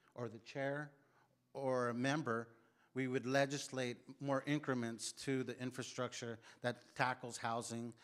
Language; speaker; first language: English; early bilingual, other home language; Spanish